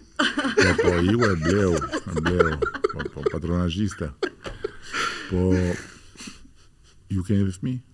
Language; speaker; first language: Albanian; native; Albanian